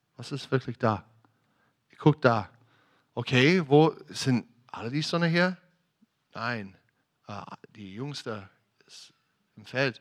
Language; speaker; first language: German; non-native, fluent; English